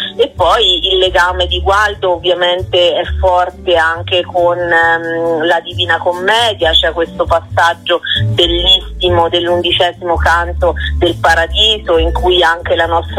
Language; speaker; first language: Italian; native; Italian